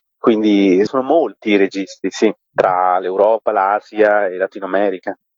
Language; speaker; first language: Italian; non-native, fluent; Sinhala